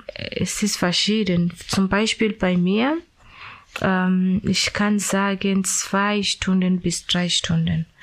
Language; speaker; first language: German; non-native, fluent; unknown